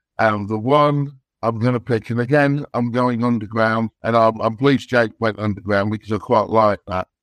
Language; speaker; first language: English; native; English